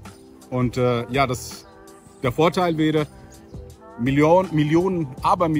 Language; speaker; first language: German; native; German